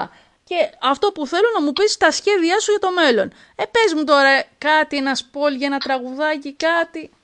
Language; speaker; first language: Greek; native; Greek